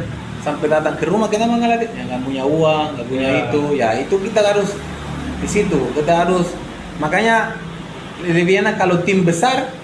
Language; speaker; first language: Indonesian; non-native, fluent; Spanish